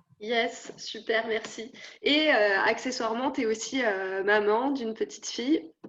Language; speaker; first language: French; native; French